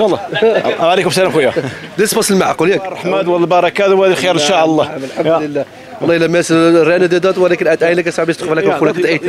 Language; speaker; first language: Dutch; native; Dutch